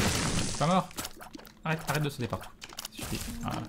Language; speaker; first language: French; native; French